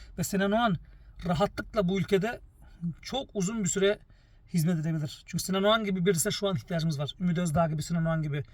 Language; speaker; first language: Turkish; early bilingual, heritage; Turkish